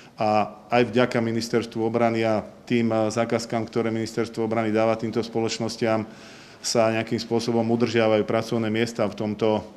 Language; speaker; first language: Slovak; native; Slovak